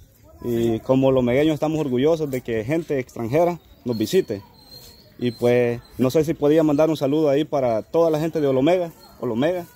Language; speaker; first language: Spanish; native; Spanish